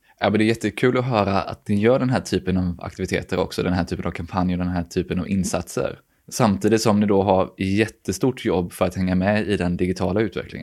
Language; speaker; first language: Swedish; native; Swedish